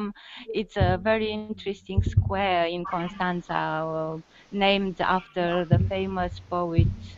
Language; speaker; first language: English; non-native, learner; Romanian